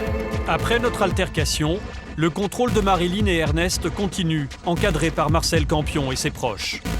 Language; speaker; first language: French; native; French